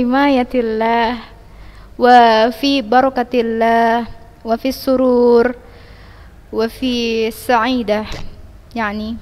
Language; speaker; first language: Arabic; non-native, fluent; Indonesian